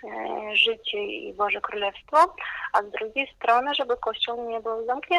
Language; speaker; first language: Polish; non-native, fluent; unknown